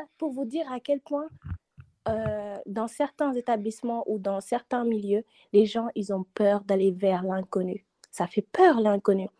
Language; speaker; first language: French; non-native, local second language; Wolof